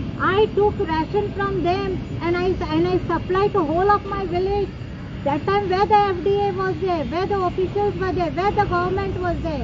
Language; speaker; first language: English; non-native, local second language; Hindi